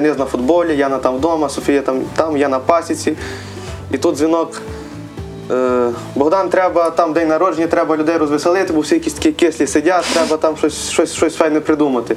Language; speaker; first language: Ukrainian; native; Ukrainian